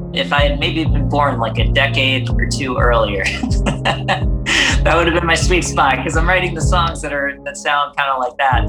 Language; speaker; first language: English; native; English